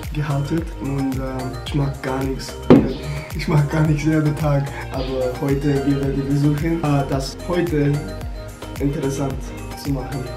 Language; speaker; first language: German; non-native, learner; English